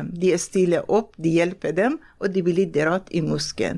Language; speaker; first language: Norwegian; non-native, fluent; Persian